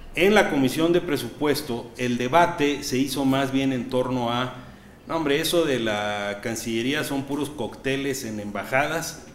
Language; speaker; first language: Spanish; native; Spanish